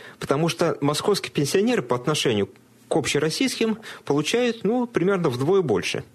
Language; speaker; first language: Russian; native; Russian